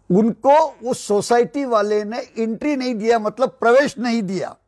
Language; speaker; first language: Hindi; non-native, local second language; Marathi